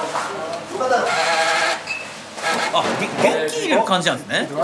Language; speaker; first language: Japanese; native; Japanese